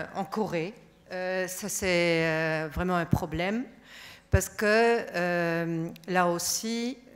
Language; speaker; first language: French; non-native, fluent; German